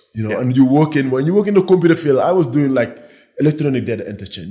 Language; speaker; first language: English; non-native, fluent; Wolof